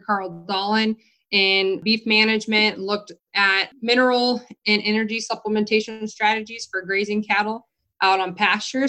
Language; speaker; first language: English; native; English